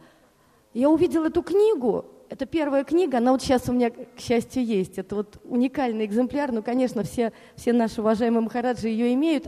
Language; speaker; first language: Russian; native; Russian